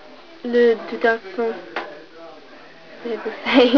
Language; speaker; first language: French; non-native, learner; English